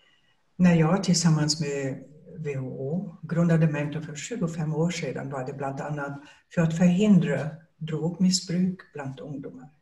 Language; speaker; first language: Swedish; non-native, fluent; German